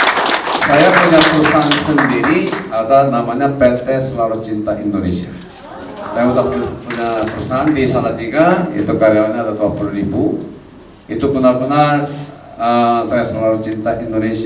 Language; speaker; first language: Indonesian; non-native, fluent; Korean